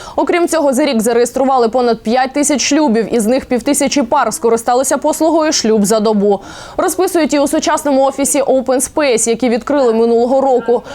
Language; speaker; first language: Ukrainian; native; Ukrainian